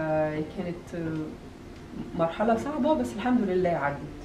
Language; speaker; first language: Arabic; native; Arabic